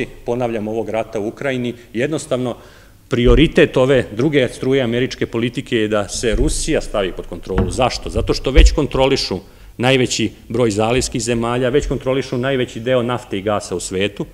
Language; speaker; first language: Serbian; native; Serbian